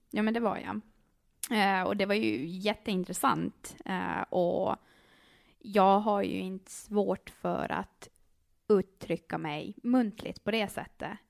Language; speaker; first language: Swedish; native; Swedish